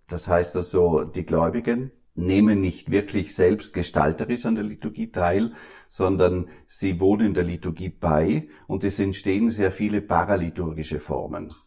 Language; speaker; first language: German; native; German